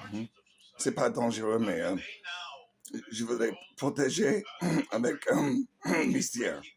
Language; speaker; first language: French; non-native, learner; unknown